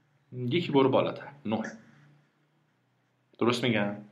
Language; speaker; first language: Persian; native; Persian